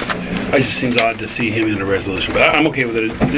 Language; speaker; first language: English; native; English